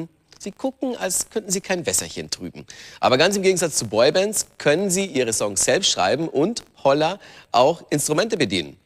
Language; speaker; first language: German; native; German